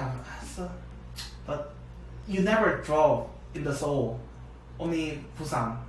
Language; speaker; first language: English; non-native, learner; Korean